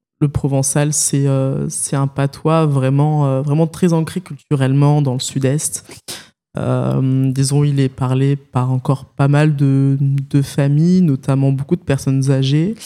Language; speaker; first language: French; native; French